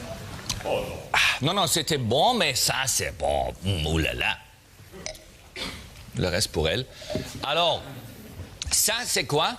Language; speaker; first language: French; non-native, learner; German